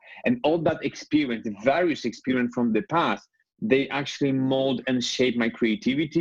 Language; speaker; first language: English; non-native, fluent; Polish